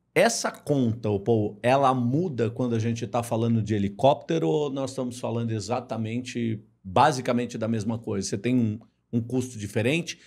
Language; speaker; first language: Portuguese; native; Portuguese